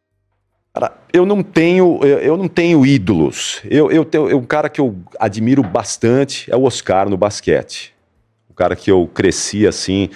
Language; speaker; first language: Portuguese; native; Portuguese